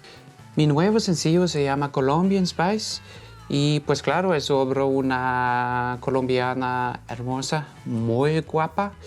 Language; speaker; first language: Spanish; non-native, fluent; Norwegian